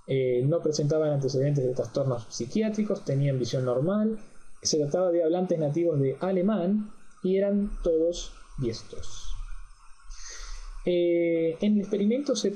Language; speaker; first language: Spanish; native; Spanish